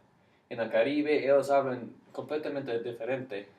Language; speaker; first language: Spanish; non-native, fluent; English